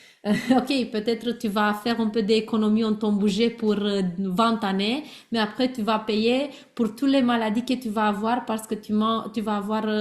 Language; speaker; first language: French; non-native, learner; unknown